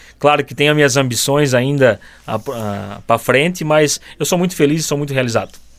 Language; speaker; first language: Portuguese; native; Portuguese